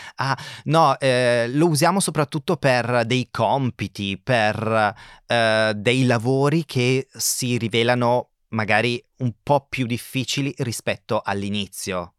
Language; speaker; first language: Italian; native; Italian